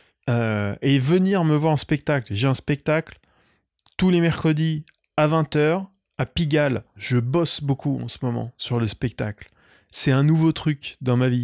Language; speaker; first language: French; native; French